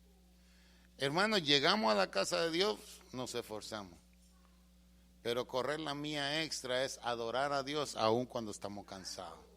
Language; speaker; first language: Spanish; native; Spanish